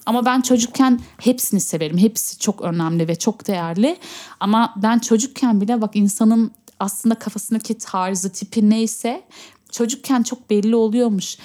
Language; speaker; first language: Turkish; early bilingual, heritage; Turkish